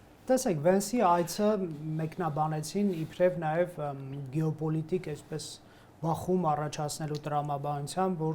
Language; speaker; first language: Armenian; native; Armenian